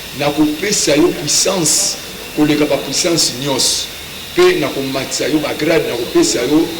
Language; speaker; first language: Lingala; native; Lingala